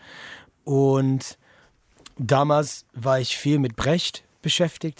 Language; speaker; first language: German; non-native, fluent; English